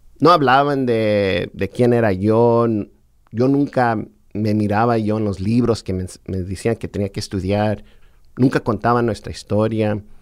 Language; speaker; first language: Spanish; early bilingual, heritage; Spanish